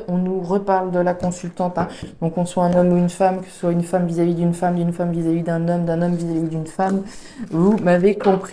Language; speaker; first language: French; native; French